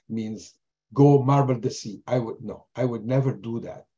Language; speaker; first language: English; non-native, fluent; German